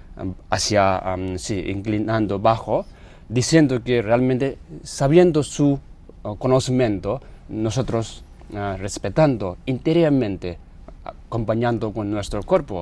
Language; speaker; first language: Spanish; non-native, learner; Tibetan